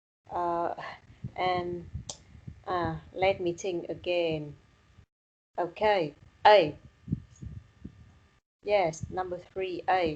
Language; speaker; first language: English; non-native, learner; Vietnamese